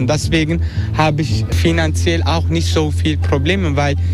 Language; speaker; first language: German; non-native, learner; Dutch